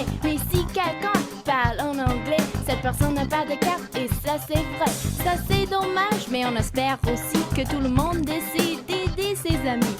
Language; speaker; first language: French; non-native, learner; English